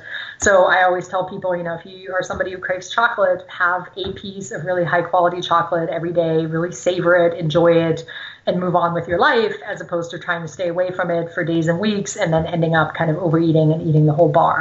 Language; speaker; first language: English; non-native, fluent; German